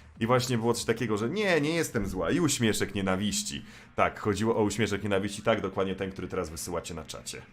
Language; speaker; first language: Polish; native; Polish